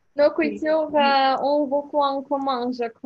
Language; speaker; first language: French; non-native, learner; Russian